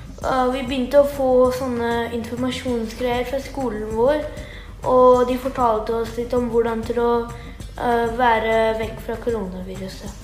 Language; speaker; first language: Norwegian; early bilingual, heritage; Norwegian